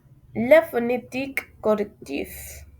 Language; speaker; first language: French; non-native, learner; Spanish